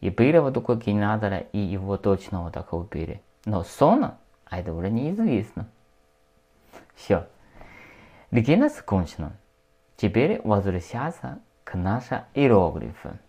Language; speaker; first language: Russian; non-native, learner; Chinese